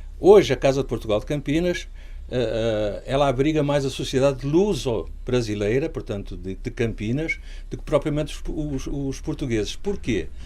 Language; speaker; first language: Portuguese; native; Portuguese